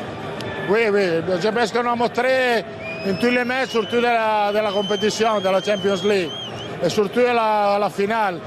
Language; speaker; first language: French; non-native, learner; Italian